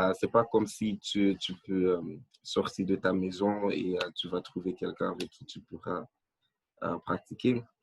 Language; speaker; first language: French; non-native, fluent; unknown